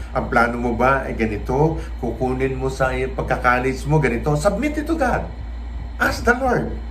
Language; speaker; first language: Filipino; non-native, local second language; Cebuano